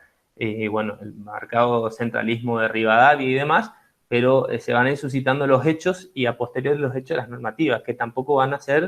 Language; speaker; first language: Spanish; native; Spanish